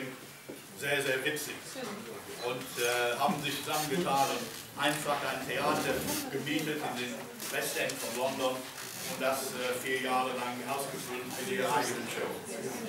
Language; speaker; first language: German; non-native, fluent; English